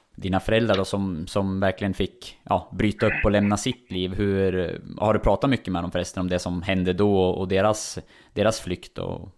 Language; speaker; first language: Swedish; native; Swedish